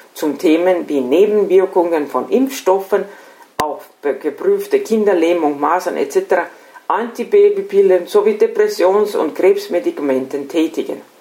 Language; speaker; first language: German; non-native, fluent; Estonian